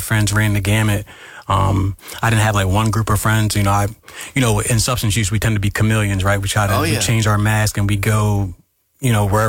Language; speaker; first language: English; native; English